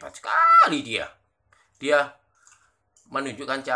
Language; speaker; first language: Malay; non-native, local second language; Javanese